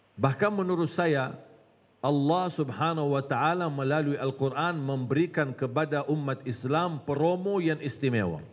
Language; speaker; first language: Indonesian; non-native, fluent; Arabic